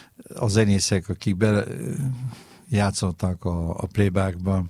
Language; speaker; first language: Hungarian; non-native, fluent; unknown